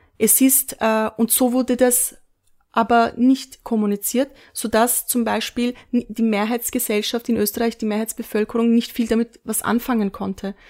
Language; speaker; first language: German; early bilingual, other home language; Turkish